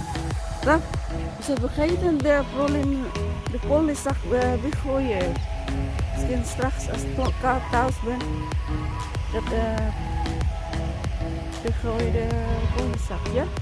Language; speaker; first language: Dutch; non-native, learner; Cebuano